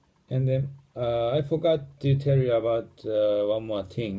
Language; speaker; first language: English; non-native, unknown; Japanese